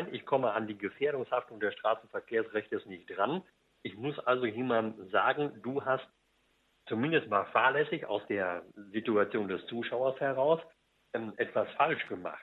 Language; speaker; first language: German; native; German